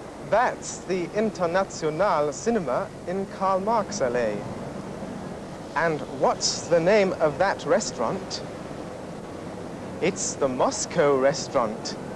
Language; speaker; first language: English; non-native, fluent; German